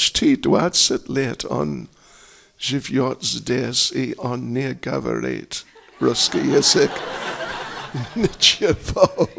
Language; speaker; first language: Russian; non-native, learner; English